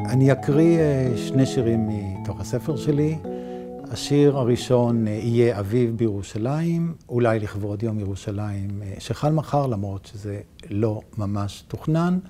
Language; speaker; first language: Hebrew; native; Hebrew